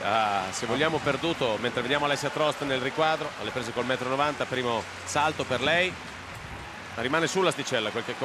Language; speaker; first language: Italian; native; Italian